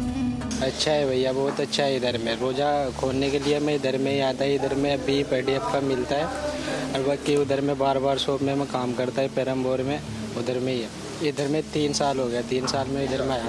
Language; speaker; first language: Hindi; non-native, local second language; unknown